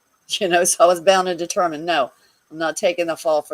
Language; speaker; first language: English; native; English